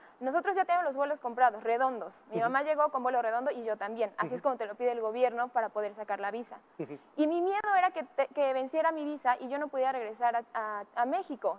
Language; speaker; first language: Spanish; native; Spanish